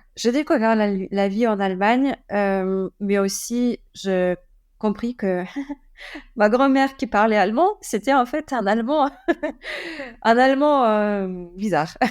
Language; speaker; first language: French; non-native, fluent; Russian